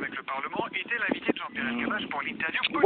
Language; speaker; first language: French; native; French